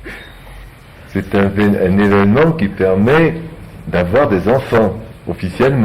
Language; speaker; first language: French; native; French